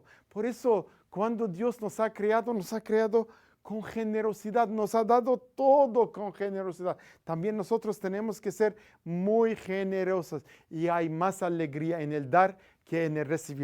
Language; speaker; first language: Spanish; non-native, fluent; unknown